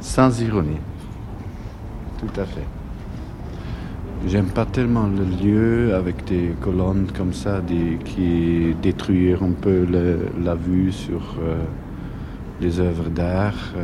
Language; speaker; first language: French; non-native, fluent; German